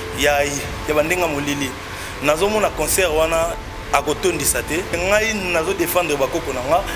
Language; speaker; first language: Lingala; non-native, local second language; Kongo